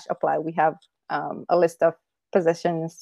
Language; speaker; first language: English; non-native, fluent; Indonesian